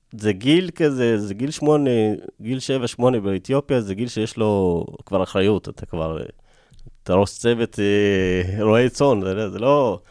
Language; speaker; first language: Hebrew; early bilingual, other home language; Amharic